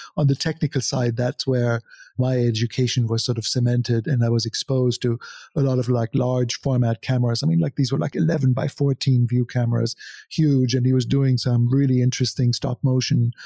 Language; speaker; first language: English; non-native, fluent; German